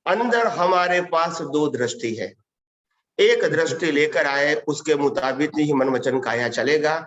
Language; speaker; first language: Hindi; non-native, local second language; Gujarati